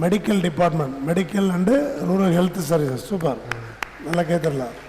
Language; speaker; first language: Tamil; native; Tamil